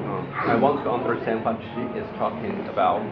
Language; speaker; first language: English; non-native, learner; Chinese